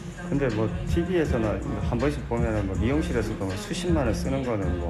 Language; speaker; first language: Korean; native; Korean